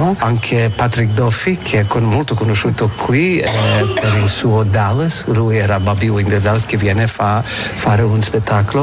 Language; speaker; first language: Italian; non-native, learner; English